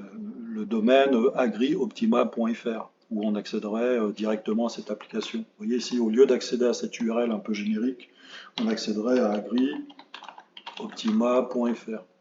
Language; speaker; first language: French; native; French